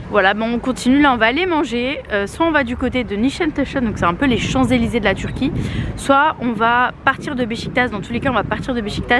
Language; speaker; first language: French; native; French